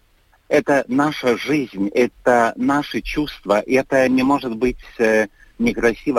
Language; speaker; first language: Russian; non-native, fluent; Lithuanian